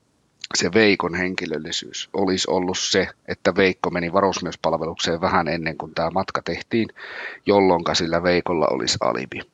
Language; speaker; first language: Finnish; native; Finnish